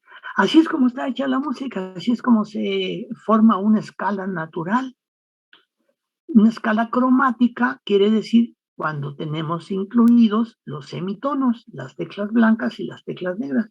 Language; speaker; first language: Spanish; native; Spanish